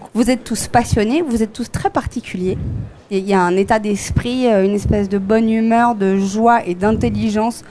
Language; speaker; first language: French; native; French